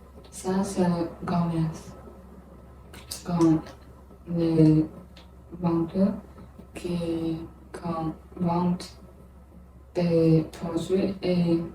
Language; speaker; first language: French; non-native, learner; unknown